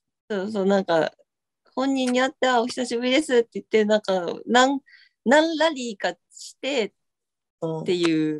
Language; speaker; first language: Japanese; native; Japanese